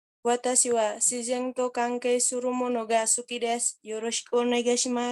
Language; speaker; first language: Japanese; non-native, learner; Indonesian